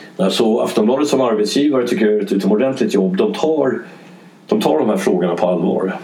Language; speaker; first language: Swedish; early bilingual, other home language; English